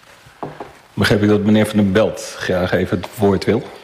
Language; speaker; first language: Dutch; native; Dutch